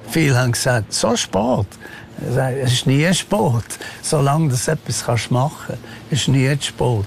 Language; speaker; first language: German; non-native, fluent; Maltese